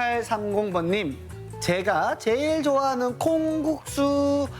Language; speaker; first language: Korean; native; Korean